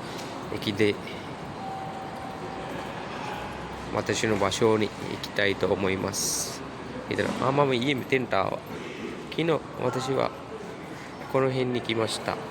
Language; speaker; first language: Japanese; non-native, learner; Sinhala